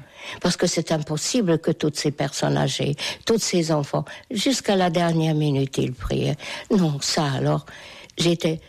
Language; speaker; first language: French; non-native, fluent; Hungarian